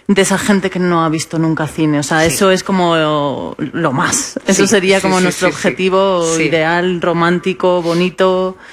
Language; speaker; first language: Spanish; native; Spanish